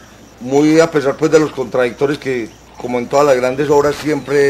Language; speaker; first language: Spanish; native; Spanish